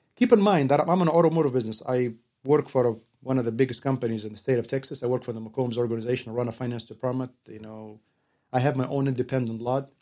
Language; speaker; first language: English; non-native, fluent; Arabic